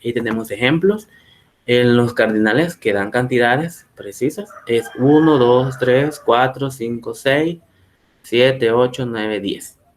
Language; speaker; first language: Spanish; native; Spanish